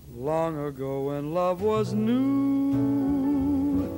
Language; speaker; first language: English; native; English